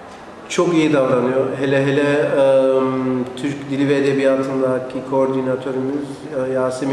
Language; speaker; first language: Turkish; early bilingual, heritage; Turkish